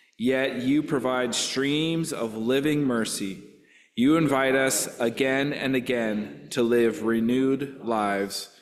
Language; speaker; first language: English; native; English